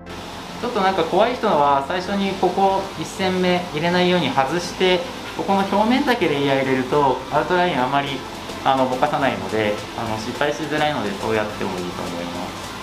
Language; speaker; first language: Japanese; native; Japanese